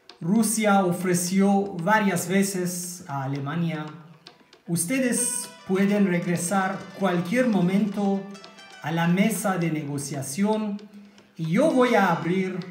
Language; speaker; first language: Spanish; non-native, fluent; German